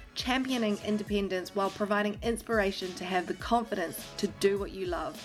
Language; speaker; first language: English; native; English